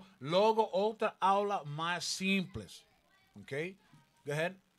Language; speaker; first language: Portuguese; non-native, learner; Spanish